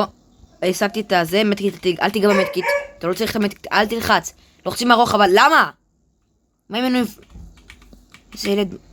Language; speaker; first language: Hebrew; native; Hebrew